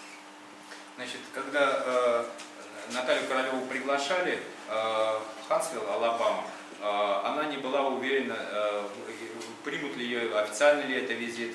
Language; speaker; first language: Russian; native; Russian